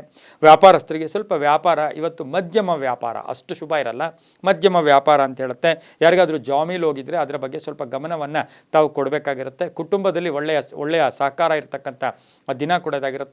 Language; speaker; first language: Kannada; native; Kannada